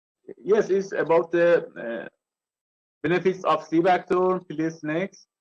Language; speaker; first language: English; non-native, learner; Persian